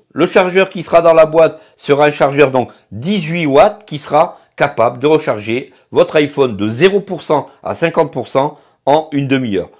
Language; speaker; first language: French; native; French